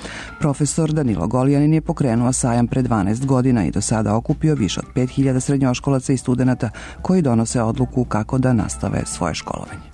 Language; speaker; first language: Serbian; native; Serbian